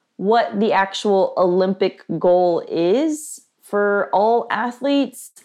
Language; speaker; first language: English; native; English